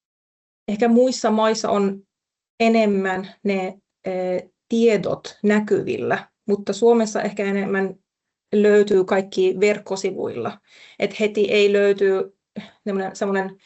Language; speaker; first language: Finnish; non-native, fluent; Persian